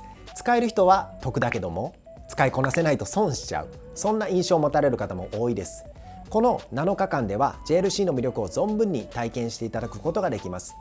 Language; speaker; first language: Japanese; native; Japanese